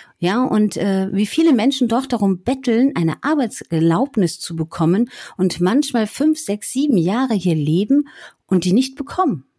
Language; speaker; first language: German; native; German